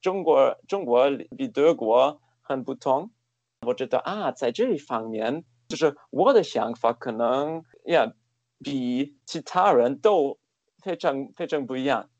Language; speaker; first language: Chinese; non-native, fluent; German